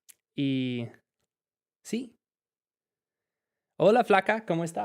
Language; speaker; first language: Spanish; non-native, fluent; English